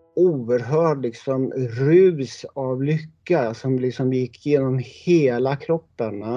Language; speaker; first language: Swedish; native; Swedish